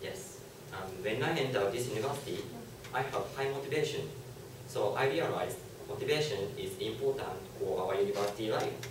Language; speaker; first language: English; non-native, learner; Japanese